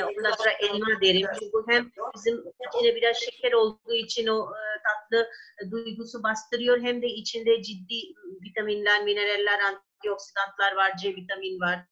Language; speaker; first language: Turkish; non-native, fluent; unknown